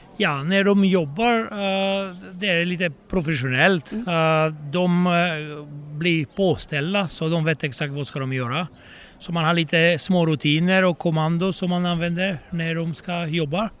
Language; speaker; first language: Swedish; non-native, fluent; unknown